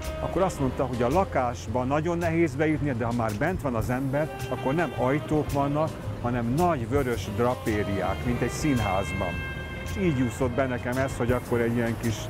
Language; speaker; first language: Hungarian; native; Hungarian